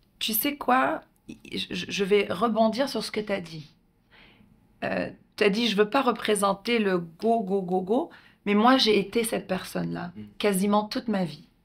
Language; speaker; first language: French; native; French